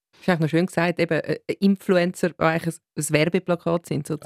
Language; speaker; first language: German; native; German